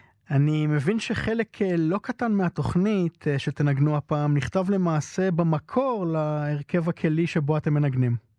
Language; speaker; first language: Hebrew; native; Hebrew